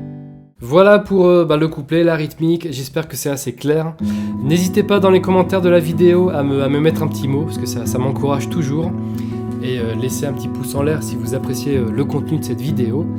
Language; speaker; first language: French; native; French